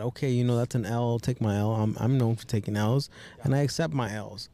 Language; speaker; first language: English; early bilingual, other home language; Spanish